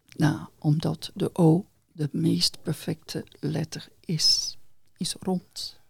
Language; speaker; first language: Dutch; non-native, fluent; French